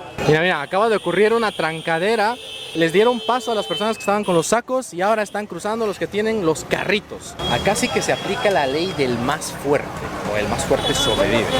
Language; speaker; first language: Spanish; native; Spanish